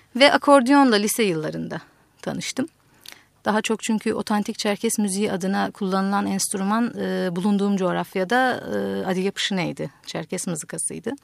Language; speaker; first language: Turkish; native; Turkish